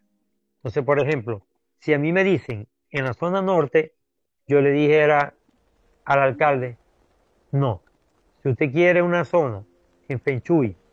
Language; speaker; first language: Spanish; native; Spanish